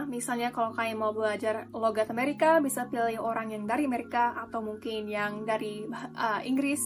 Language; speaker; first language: Indonesian; non-native, fluent; English